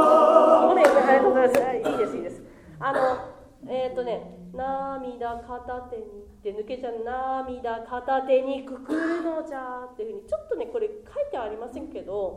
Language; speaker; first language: Japanese; native; Japanese